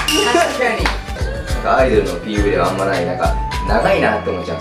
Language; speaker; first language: Japanese; native; Japanese